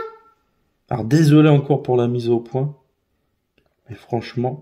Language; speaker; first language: French; native; French